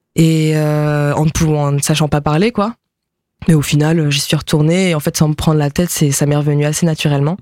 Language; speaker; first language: French; early bilingual, other home language; Japanese